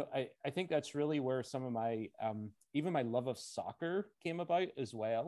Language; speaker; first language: English; native; English